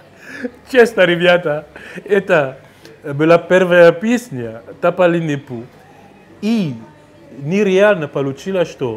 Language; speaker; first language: Russian; non-native, fluent; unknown